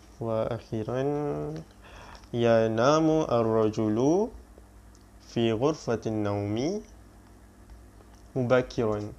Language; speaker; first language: Arabic; non-native, learner; Malay